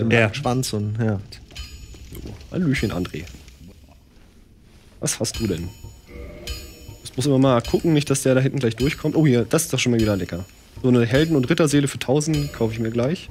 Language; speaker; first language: German; native; German